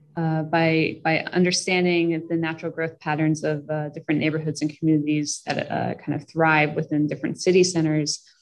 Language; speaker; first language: English; native; English